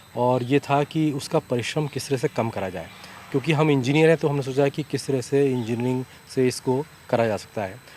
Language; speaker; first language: Hindi; native; Hindi